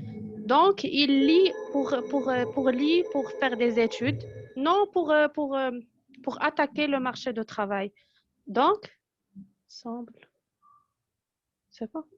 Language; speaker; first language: French; non-native, local second language; Arabic